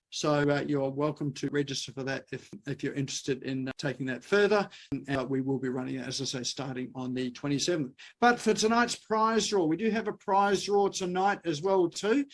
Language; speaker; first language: English; native; English